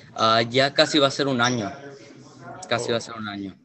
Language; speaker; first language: Spanish; early bilingual, heritage; Spanish